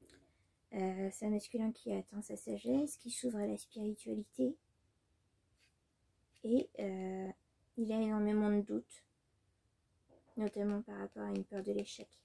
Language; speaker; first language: French; native; French